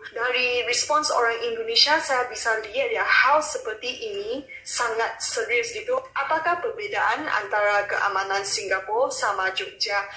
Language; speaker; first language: Malay; non-native, local second language; Chinese